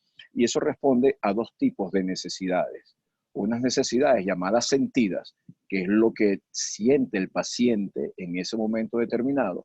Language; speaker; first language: Spanish; native; Spanish